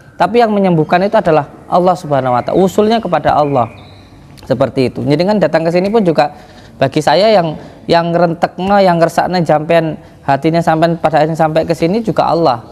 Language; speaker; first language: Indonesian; native; Indonesian